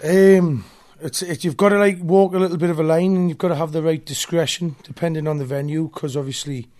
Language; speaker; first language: English; native; English